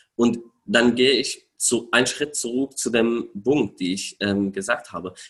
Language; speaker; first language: German; non-native, fluent; Arabic